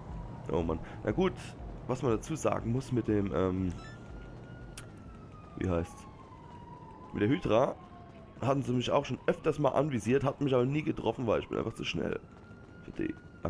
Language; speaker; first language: German; native; German